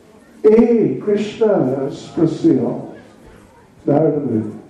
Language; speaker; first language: Russian; non-native, learner; English